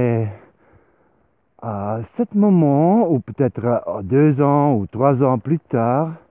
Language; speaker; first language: French; non-native, learner; Swiss German